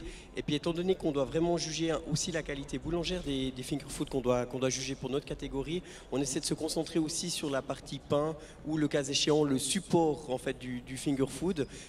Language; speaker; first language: French; native; French